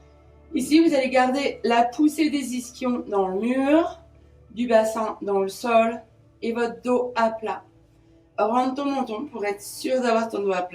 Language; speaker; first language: French; native; French